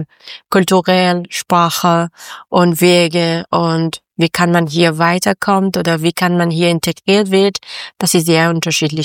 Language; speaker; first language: German; non-native, learner; Persian